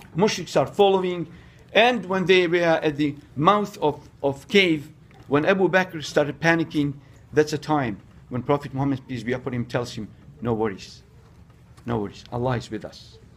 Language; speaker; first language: English; non-native, fluent; Bosnian